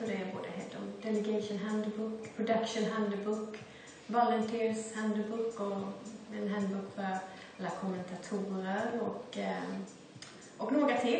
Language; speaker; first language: Swedish; native; Swedish